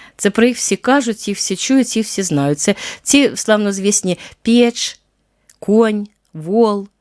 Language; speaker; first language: Ukrainian; native; Ukrainian